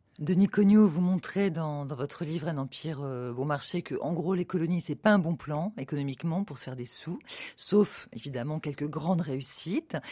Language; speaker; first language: French; native; French